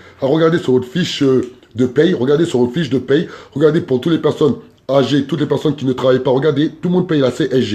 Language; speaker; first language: French; native; French